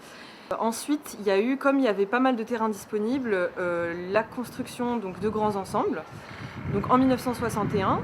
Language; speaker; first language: French; native; French